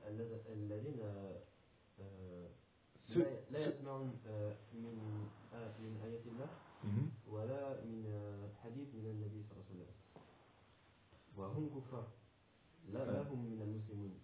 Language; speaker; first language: Arabic; non-native, learner; French